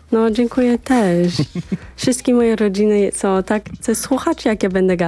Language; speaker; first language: Polish; early bilingual, heritage; English